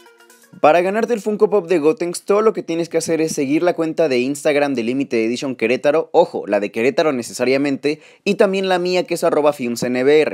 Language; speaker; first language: Spanish; native; Spanish